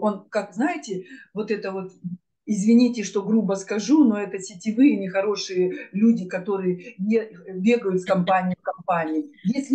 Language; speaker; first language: Russian; native; Russian